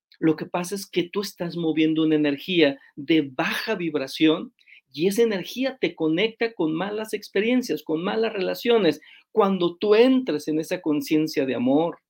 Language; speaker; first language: Spanish; native; Spanish